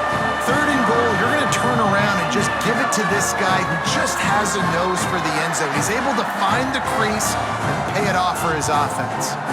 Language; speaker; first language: English; native; English